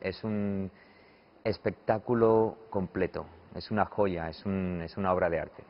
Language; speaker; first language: Spanish; native; Spanish